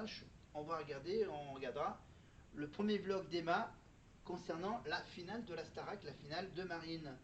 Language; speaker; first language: French; native; French